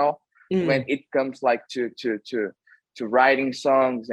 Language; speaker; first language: English; non-native, fluent; Portuguese